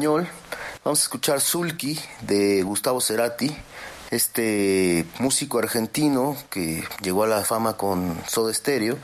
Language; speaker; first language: Spanish; native; Spanish